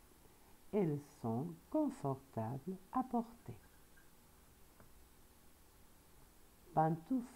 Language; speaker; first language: French; non-native, fluent; Spanish